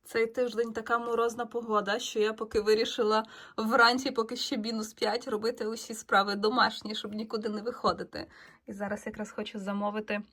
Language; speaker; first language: Ukrainian; native; Ukrainian